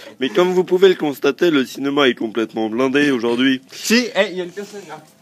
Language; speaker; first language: French; native; French